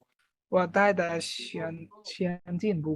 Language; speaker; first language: Chinese; non-native, learner; Bangla